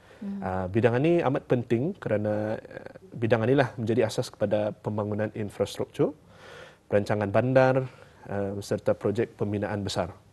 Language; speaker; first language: Malay; native; Malay